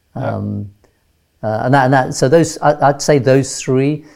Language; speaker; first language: English; native; English